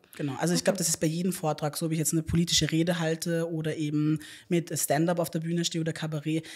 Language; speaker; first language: German; native; German